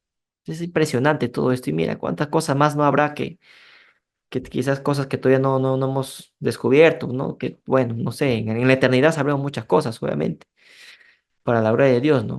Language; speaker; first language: Spanish; native; Spanish